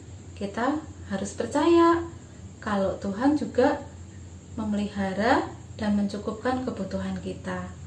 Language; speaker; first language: Indonesian; native; Indonesian